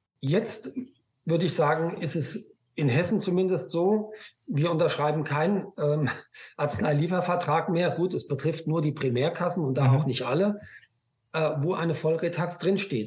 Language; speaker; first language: German; native; German